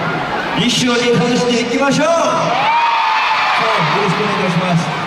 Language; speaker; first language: Japanese; non-native, learner; Korean